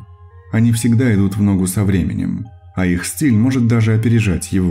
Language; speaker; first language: Russian; native; Russian